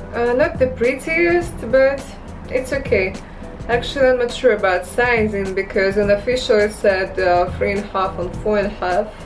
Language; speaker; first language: English; non-native, fluent; Russian